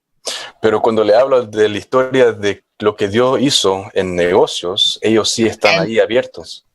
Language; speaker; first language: Spanish; non-native, fluent; English